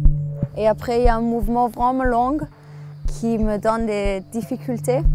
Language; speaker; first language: French; non-native, learner; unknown